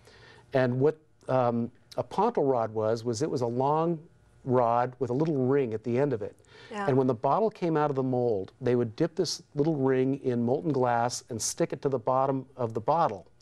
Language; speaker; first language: English; native; English